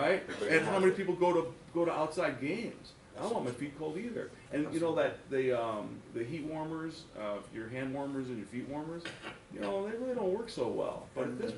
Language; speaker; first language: English; native; English